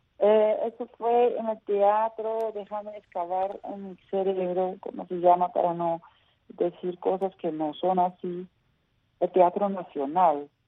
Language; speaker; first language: Spanish; non-native, fluent; Dutch